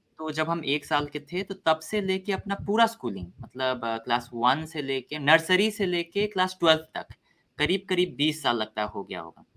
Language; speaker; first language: Hindi; early bilingual, other home language; Korean